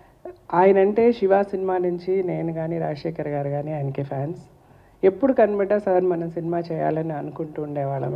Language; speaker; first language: Telugu; native; Telugu